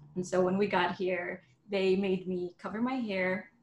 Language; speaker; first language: English; non-native, fluent; Arabic